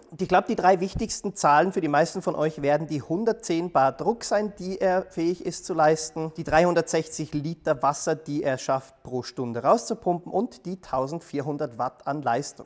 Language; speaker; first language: German; native; German